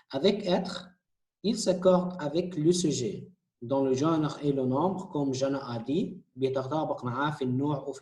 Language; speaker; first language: French; non-native, fluent; Arabic